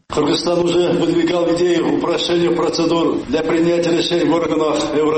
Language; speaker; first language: Russian; non-native, local second language; Kyrgyz